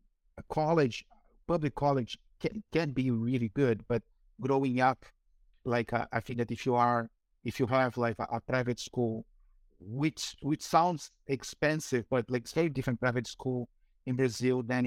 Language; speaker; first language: English; non-native, fluent; Portuguese